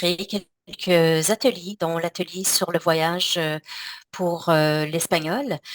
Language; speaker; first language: French; native; French